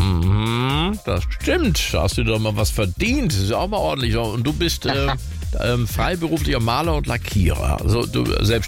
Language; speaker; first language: German; native; German